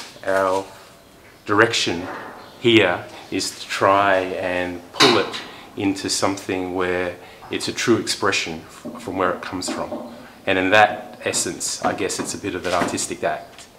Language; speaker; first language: English; native; English